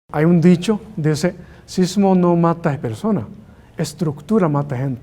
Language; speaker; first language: Spanish; non-native, learner; Japanese